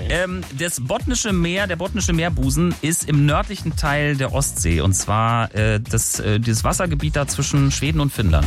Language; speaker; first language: German; native; German